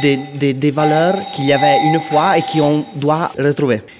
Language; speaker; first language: French; non-native, local second language; Italian